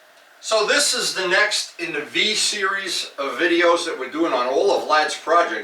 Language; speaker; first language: English; native; English